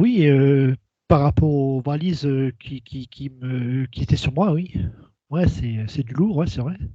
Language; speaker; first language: French; native; French